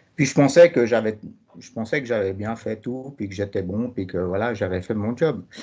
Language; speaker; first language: French; native; French